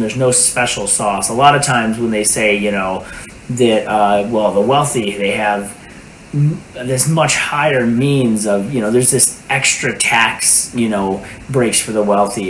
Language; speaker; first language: English; native; English